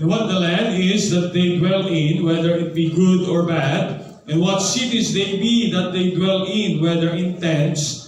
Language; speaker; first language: English; non-native, local second language; Filipino